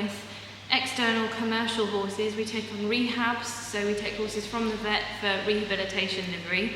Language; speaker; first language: English; native; English